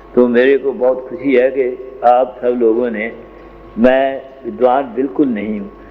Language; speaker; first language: Hindi; non-native, local second language; Punjabi